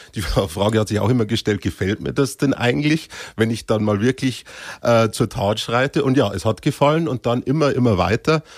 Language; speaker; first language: German; native; German